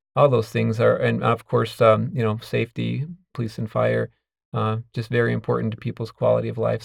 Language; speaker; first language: English; native; English